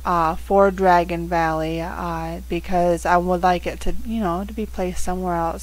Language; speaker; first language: English; native; English